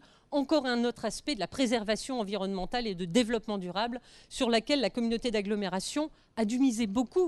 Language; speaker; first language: French; native; French